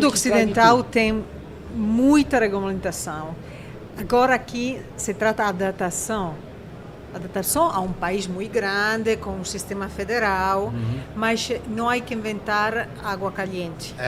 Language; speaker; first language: Portuguese; non-native, fluent; Italian